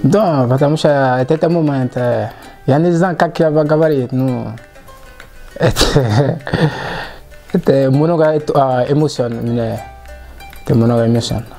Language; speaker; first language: Russian; non-native, learner; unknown